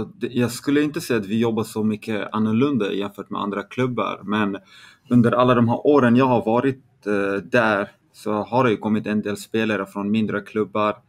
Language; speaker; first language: Swedish; early bilingual, other home language; Kurdish